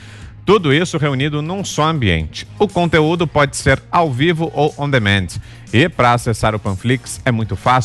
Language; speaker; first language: Portuguese; native; Portuguese